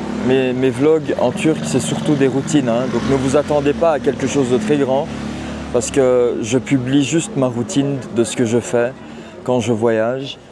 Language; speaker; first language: French; early bilingual, heritage; Turkish